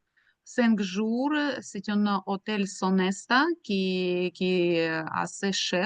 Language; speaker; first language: French; non-native, fluent; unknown